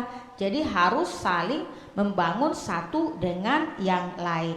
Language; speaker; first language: Indonesian; native; Indonesian